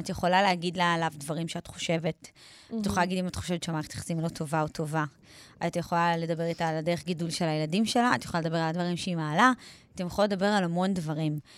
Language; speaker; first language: Hebrew; native; Hebrew